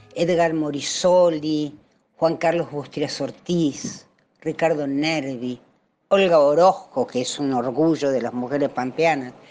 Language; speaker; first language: Spanish; native; Spanish